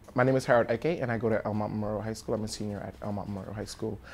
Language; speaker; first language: English; early bilingual, other home language; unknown